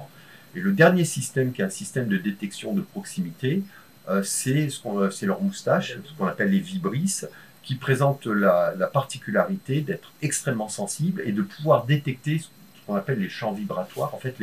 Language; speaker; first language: French; native; French